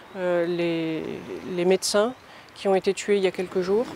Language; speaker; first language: French; native; French